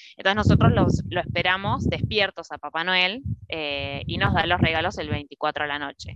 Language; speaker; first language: Spanish; native; Spanish